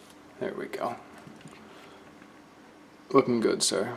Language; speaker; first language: English; native; English